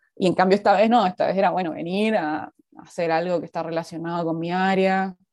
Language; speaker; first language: Spanish; native; Spanish